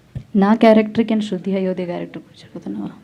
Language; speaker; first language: Telugu; non-native, learner; Malayalam